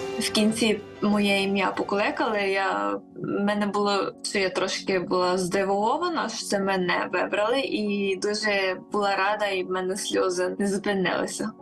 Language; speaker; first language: Ukrainian; early bilingual, heritage; Ukrainian